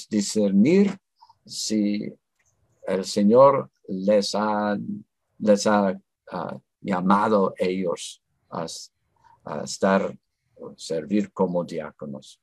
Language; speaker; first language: Spanish; non-native, fluent; English